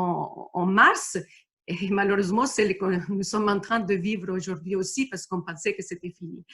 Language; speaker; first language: French; non-native, fluent; Italian